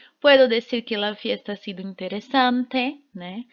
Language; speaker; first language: Spanish; non-native, fluent; Portuguese